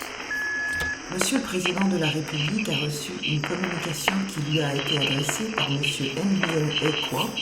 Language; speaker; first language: French; native; French